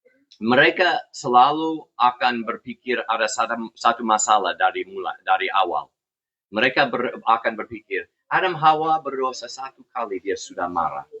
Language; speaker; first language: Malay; non-native, fluent; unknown